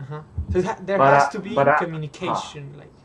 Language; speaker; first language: English; non-native, fluent; Spanish